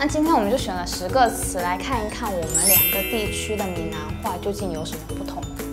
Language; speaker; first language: Chinese; native; Chinese